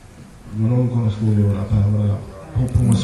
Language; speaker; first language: Spanish; non-native, learner; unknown